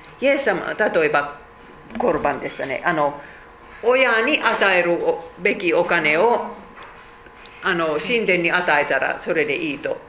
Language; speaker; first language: Japanese; non-native, fluent; Finnish